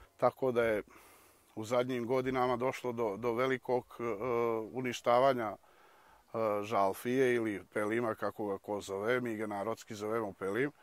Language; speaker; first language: Bosnian; native; Bosnian